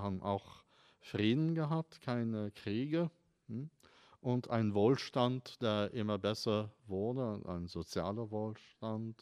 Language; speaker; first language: German; non-native, fluent; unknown